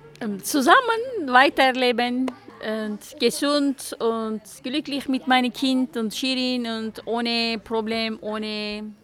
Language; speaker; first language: German; non-native, learner; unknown